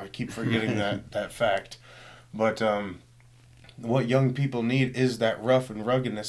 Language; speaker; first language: English; native; English